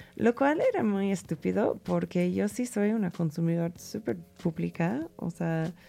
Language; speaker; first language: Spanish; non-native, fluent; English